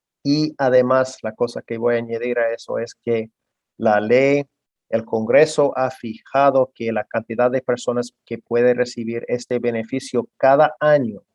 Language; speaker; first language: Spanish; non-native, fluent; English